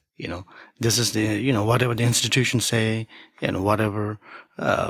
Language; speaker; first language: English; non-native, local second language; Tibetan